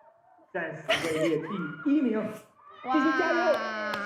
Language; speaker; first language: Chinese; native; Chinese